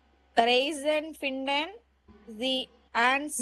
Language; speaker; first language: German; non-native, learner; Tamil